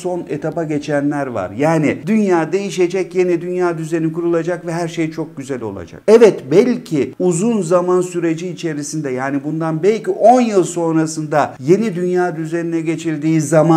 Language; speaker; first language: Turkish; native; Turkish